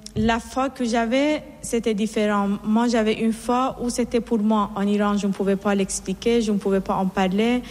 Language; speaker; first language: French; non-native, learner; Persian